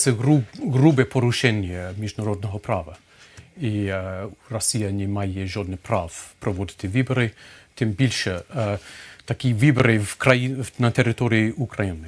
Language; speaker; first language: Ukrainian; non-native, fluent; English